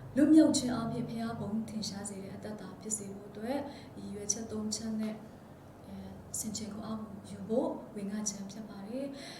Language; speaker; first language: Burmese; non-native, local second language; Kachin